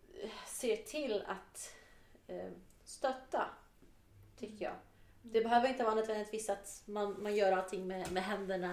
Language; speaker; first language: Swedish; non-native, fluent; Portuguese